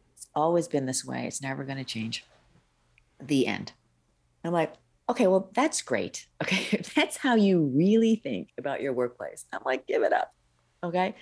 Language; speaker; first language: English; early bilingual, other home language; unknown